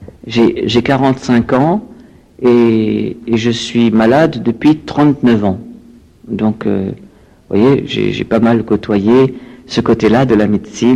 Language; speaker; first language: French; native; French